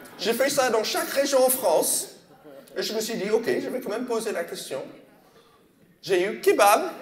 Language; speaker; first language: French; non-native, fluent; English